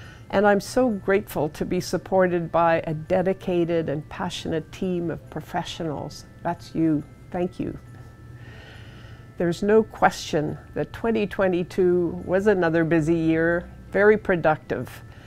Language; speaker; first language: English; native; English